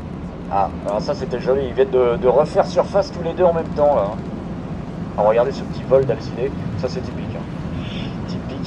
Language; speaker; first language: French; native; French